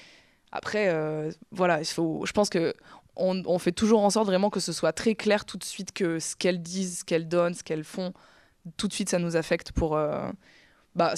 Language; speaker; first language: French; native; French